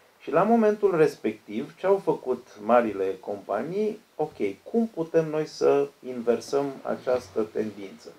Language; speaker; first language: Romanian; native; Romanian